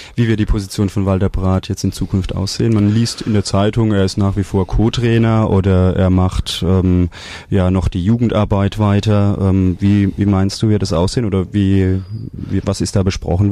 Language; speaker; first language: German; native; German